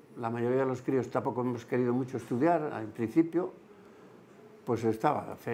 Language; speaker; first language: Spanish; native; Spanish